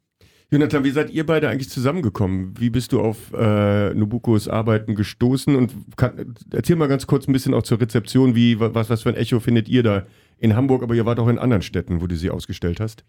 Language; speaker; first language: German; native; German